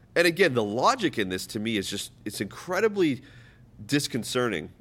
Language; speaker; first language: English; native; English